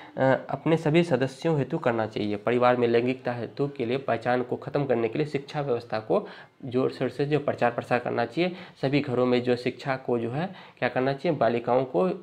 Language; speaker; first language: Hindi; native; Hindi